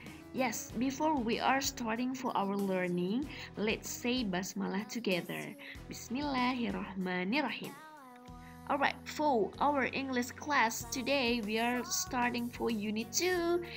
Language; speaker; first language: English; non-native, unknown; Indonesian